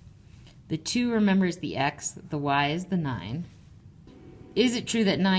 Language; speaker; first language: English; native; English